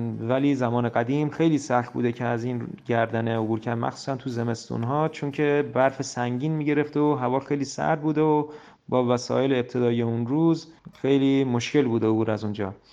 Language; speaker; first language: Persian; native; Persian